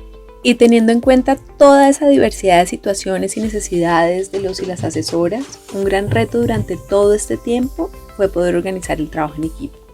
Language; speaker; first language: Spanish; native; Spanish